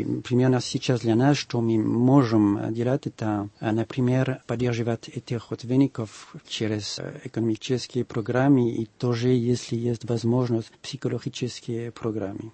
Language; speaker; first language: Russian; non-native, fluent; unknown